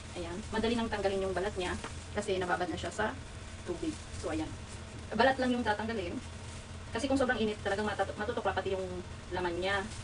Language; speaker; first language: Filipino; non-native, local second language; Hiligaynon